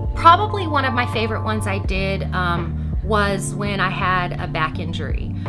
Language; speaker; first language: English; native; English